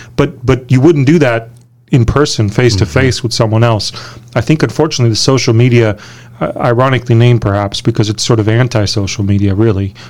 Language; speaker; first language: English; early bilingual, other home language; Romanian